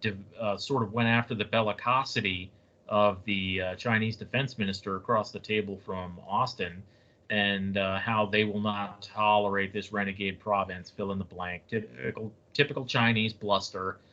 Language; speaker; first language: English; native; English